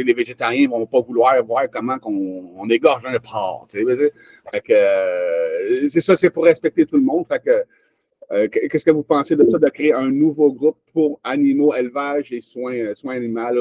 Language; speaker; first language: French; native; French